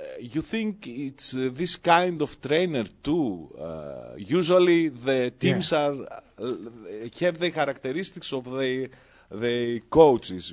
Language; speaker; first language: English; non-native, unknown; Greek